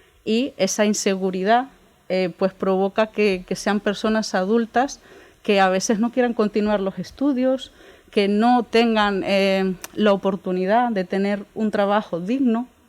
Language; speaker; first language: Spanish; native; Spanish